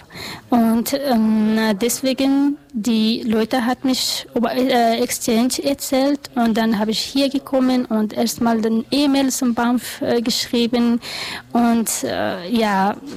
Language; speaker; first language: German; non-native, learner; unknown